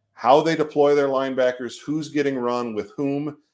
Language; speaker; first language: English; native; English